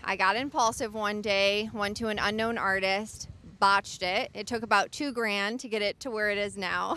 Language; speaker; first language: English; native; English